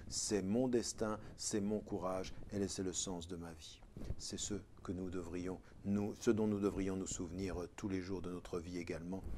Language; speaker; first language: French; early bilingual, other home language; Arabic